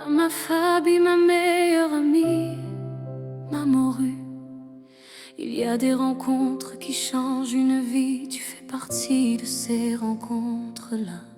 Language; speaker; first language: French; native; French